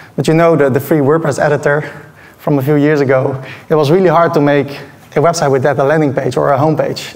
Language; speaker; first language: English; non-native, fluent; Dutch